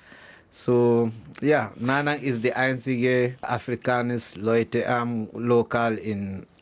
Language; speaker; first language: German; non-native, learner; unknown